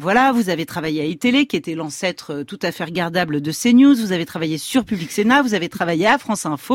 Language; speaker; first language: French; native; French